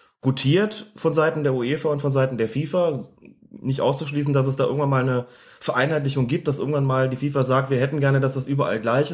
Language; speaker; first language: German; native; German